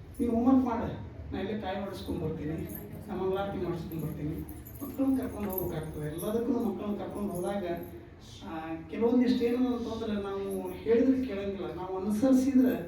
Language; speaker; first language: Kannada; native; Kannada